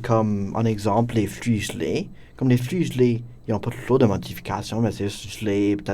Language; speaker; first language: French; non-native, local second language; English